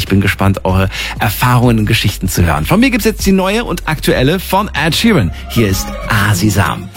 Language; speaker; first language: German; native; German